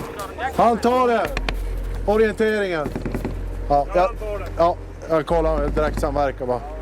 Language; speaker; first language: Swedish; native; Swedish